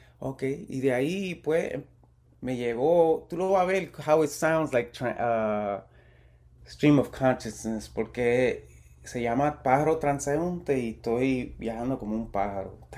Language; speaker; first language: Spanish; early bilingual, heritage; Spanish